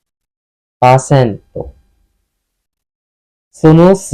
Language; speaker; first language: Japanese; non-native, fluent; Burmese